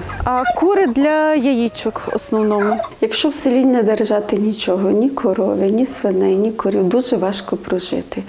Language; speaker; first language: Ukrainian; native; Ukrainian